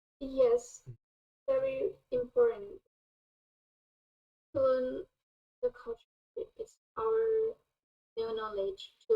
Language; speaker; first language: English; non-native, fluent; Thai